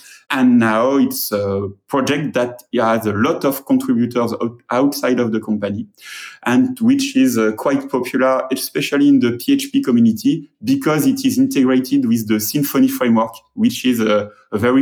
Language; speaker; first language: English; non-native, fluent; French